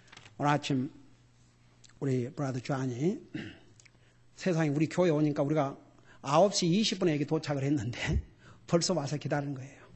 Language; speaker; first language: Korean; native; Korean